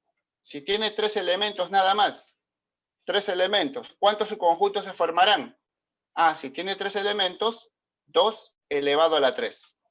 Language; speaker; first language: Spanish; native; Spanish